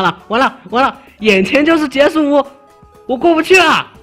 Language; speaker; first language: Chinese; native; Chinese